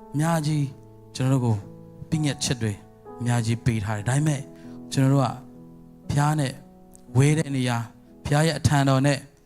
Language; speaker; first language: Burmese; non-native, local second language; Tedim Chin